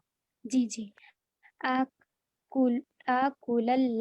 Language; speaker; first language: Arabic; non-native, learner; Urdu